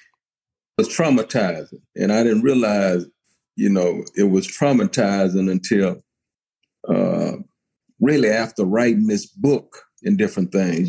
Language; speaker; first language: English; native; English